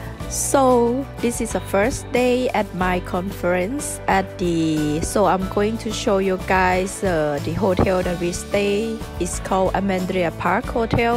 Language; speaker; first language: English; non-native, learner; Thai